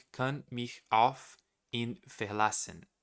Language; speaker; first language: German; non-native, learner; Portuguese